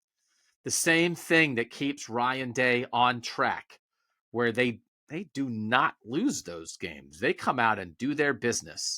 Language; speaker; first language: English; native; English